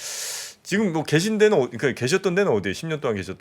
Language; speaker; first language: Korean; native; Korean